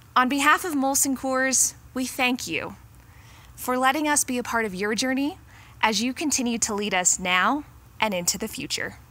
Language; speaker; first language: English; native; English